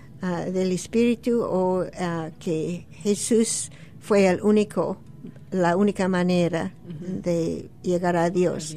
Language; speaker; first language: Spanish; non-native, fluent; English